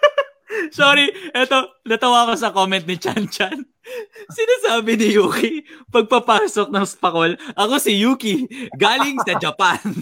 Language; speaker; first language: Filipino; native; Filipino